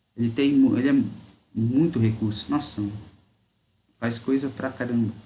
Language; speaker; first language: Portuguese; native; Portuguese